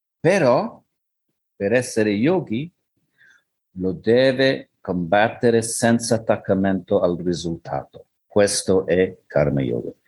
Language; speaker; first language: Italian; non-native, learner; English